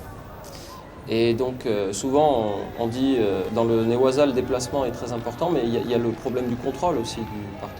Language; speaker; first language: French; native; French